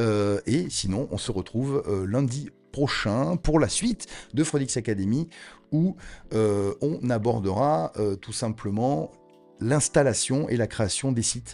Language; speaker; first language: French; native; French